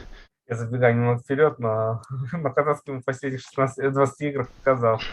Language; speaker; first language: Russian; native; Russian